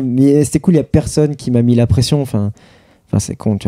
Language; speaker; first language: French; native; French